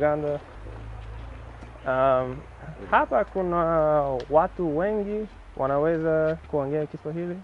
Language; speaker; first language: Swahili; non-native, learner; English